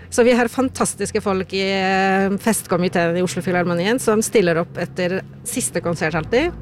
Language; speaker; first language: Norwegian; non-native, fluent; Polish